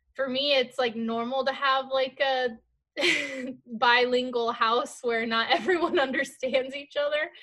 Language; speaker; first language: English; early bilingual, other home language; Korean